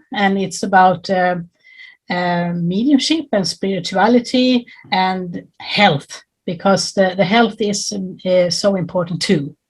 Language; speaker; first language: English; non-native, fluent; Swedish